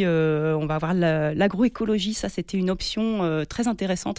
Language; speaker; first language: French; native; French